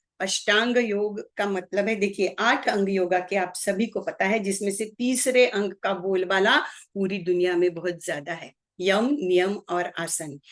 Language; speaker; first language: Hindi; non-native, local second language; Marathi